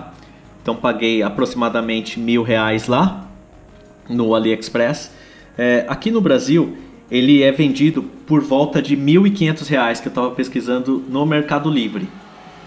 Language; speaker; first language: Portuguese; native; Portuguese